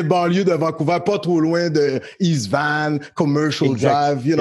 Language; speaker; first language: French; native; French